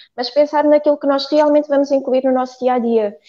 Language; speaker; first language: Portuguese; native; Portuguese